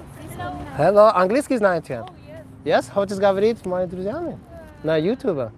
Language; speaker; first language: Russian; non-native, learner; English